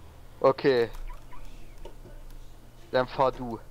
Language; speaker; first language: German; native; German